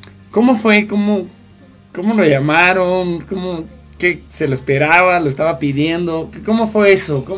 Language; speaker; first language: Spanish; native; Spanish